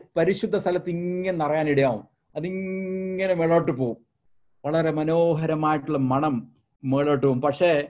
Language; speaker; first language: Malayalam; early bilingual, heritage; Malayalam